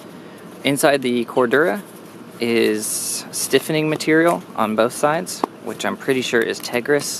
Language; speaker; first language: English; native; English